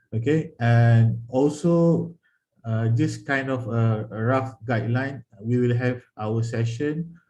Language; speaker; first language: English; non-native, local second language; Malay